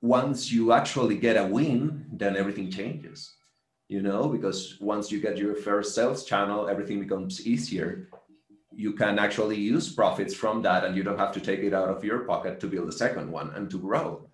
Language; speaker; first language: English; non-native, fluent; Spanish